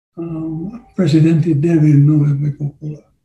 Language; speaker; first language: Spanish; non-native, learner; English